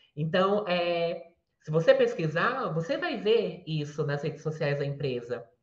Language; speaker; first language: Portuguese; native; Portuguese